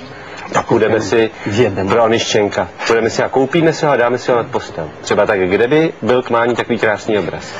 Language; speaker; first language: Czech; native; Czech